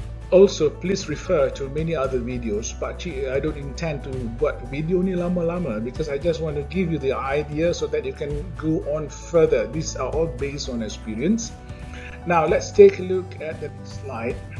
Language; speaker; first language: English; non-native, local second language; Malay